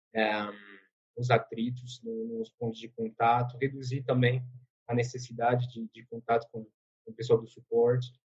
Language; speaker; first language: Portuguese; non-native, fluent; French